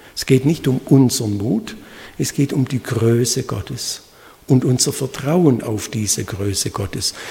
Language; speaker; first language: German; native; German